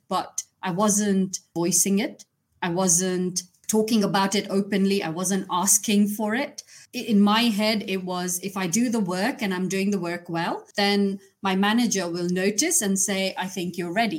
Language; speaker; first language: English; non-native, local second language; Gujarati